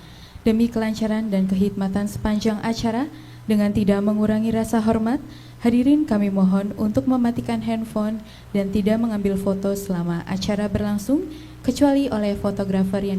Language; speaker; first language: Indonesian; native; Indonesian